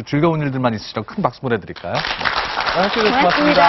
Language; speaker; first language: Korean; native; Korean